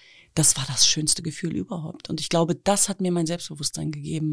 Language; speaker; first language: German; native; German